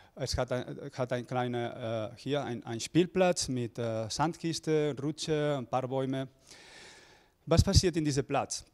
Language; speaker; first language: German; non-native, fluent; Spanish